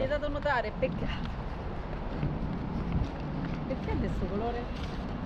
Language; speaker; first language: Italian; native; Italian